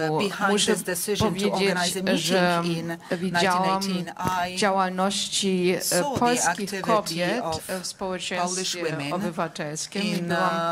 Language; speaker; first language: Polish; non-native, fluent; German